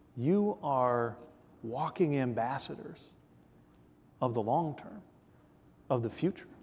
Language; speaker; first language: English; native; English